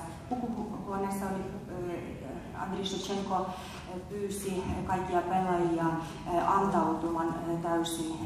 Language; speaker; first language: Finnish; non-native, fluent; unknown